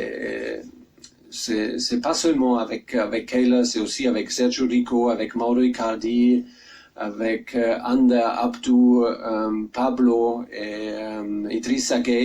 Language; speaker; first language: French; non-native, learner; German